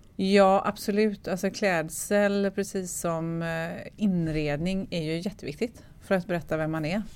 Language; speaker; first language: Swedish; native; Swedish